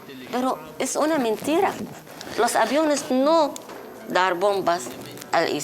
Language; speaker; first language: Spanish; non-native, learner; Arabic